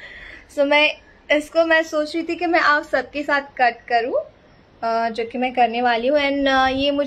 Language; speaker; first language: Hindi; native; Hindi